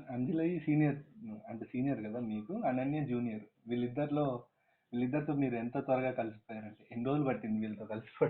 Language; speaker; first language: Telugu; native; Telugu